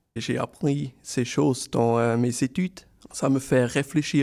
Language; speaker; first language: French; non-native, local second language; German